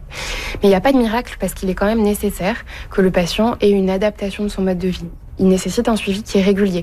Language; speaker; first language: French; native; French